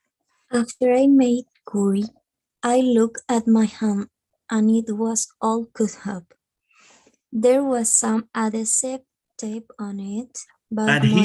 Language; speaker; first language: English; non-native, learner; Spanish